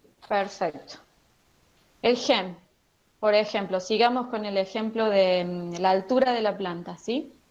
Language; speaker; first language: Spanish; native; Spanish